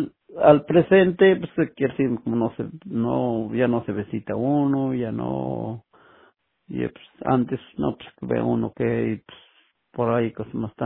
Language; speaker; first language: Spanish; native; Spanish